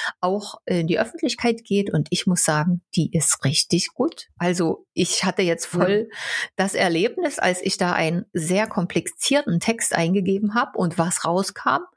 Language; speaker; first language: German; non-native, local second language; Upper Sorbian